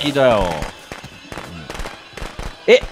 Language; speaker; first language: Japanese; native; Japanese